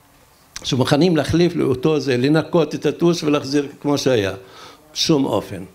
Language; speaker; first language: Hebrew; non-native, local second language; Arabic